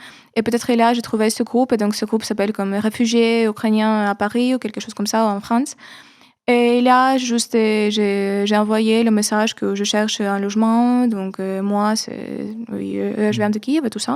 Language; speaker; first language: French; non-native, fluent; Ukrainian